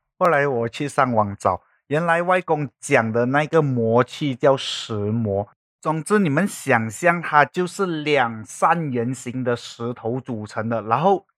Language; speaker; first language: Chinese; native; Chinese